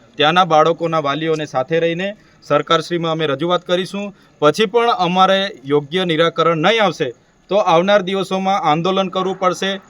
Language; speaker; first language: Gujarati; non-native, local second language; Bhili